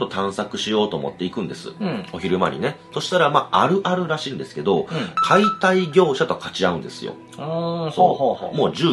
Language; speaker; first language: Japanese; native; Japanese